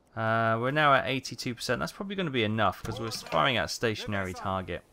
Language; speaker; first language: English; native; English